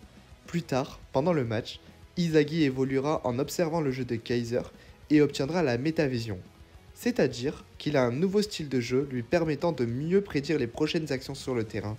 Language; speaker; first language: French; native; French